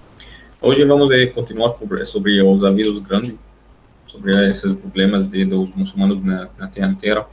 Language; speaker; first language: Portuguese; non-native, learner; Arabic